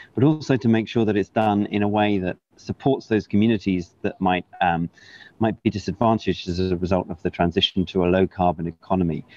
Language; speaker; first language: English; native; English